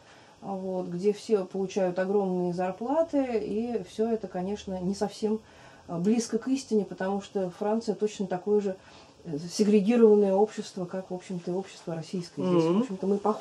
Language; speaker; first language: Russian; native; Russian